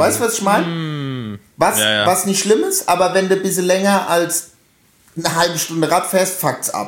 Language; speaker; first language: German; native; German